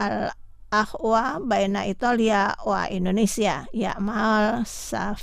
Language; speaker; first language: Arabic; non-native, fluent; Indonesian